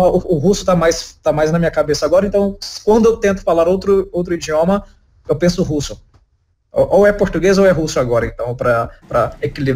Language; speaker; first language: Portuguese; native; Portuguese